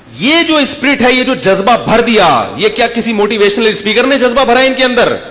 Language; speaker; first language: Urdu; native; Urdu